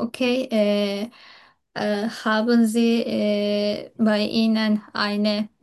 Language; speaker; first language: German; non-native, learner; Turkish